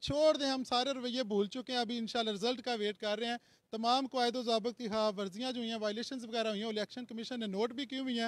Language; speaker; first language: Hindi; non-native, local second language; Punjabi